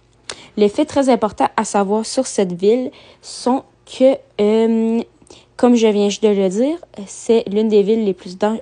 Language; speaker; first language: French; native; French